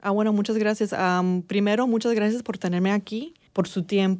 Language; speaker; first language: Spanish; early bilingual, heritage; English